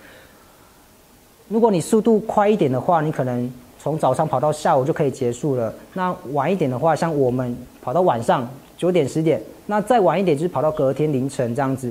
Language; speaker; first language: Chinese; native; Chinese